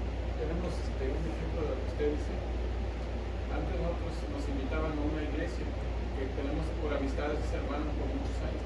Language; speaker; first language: Spanish; native; Spanish